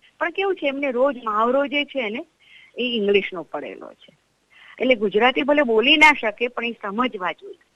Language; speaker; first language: Gujarati; non-native, local second language; Marathi